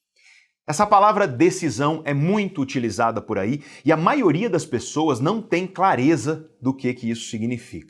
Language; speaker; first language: Portuguese; native; Portuguese